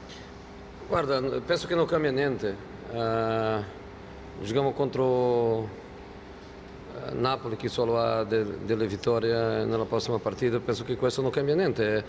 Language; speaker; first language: Italian; non-native, fluent; Portuguese